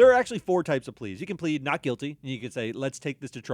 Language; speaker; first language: English; native; English